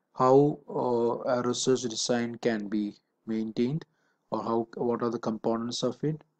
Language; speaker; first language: English; non-native, local second language; Malayalam